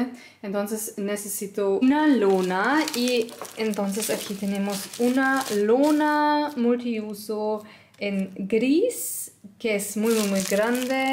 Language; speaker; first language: Spanish; non-native, learner; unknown